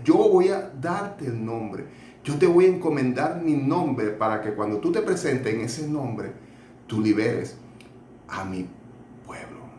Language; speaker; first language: Spanish; native; Spanish